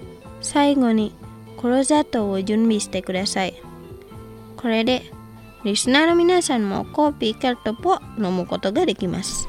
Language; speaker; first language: Japanese; non-native, fluent; Indonesian